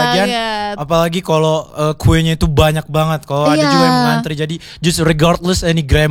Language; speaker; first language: English; non-native, fluent; Indonesian